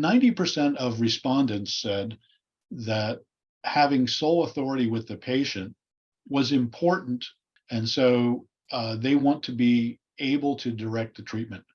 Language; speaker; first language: English; native; English